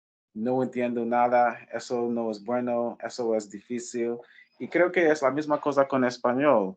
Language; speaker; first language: Spanish; non-native, learner; English